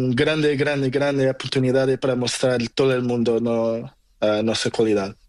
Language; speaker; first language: Spanish; non-native, learner; Portuguese